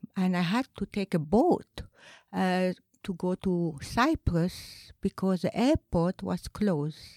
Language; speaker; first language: English; non-native, fluent; Arabic